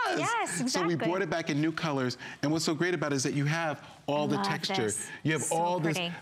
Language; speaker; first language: English; native; English